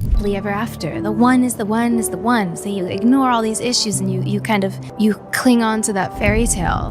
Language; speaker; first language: English; native; English